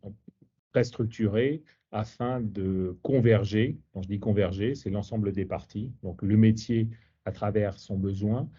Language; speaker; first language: French; native; French